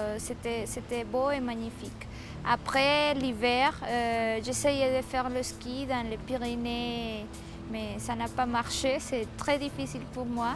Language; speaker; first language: French; non-native, fluent; Spanish